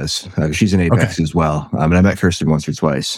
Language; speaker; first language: English; native; English